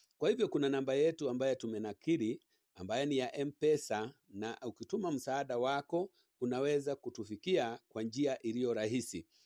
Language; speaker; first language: Swahili; native; Swahili